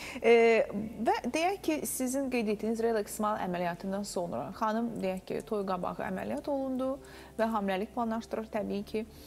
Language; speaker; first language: Azerbaijani; native; Azerbaijani